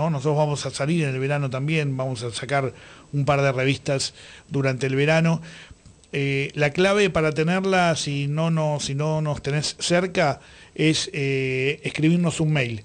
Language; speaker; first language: Spanish; native; Spanish